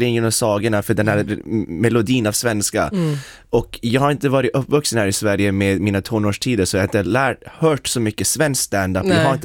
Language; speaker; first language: Swedish; non-native, local second language; English